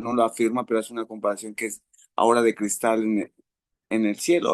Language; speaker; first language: Spanish; native; Spanish